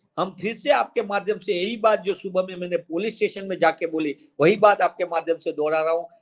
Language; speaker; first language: Hindi; non-native, local second language; Gujarati